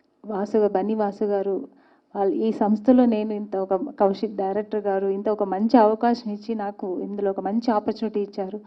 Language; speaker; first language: Telugu; non-native, learner; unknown